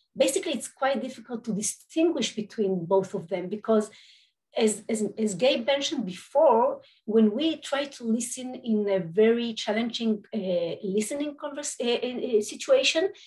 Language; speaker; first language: English; non-native, fluent; Hebrew